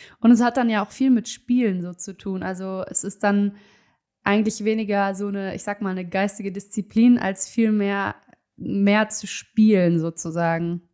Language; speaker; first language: German; native; German